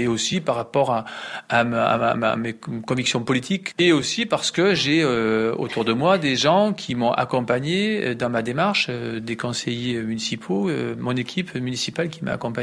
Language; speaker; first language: French; native; French